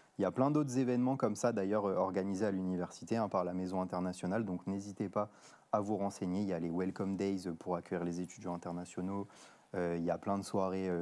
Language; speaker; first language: French; native; French